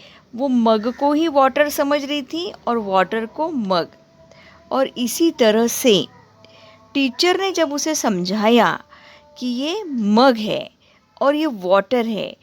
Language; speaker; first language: Hindi; native; Hindi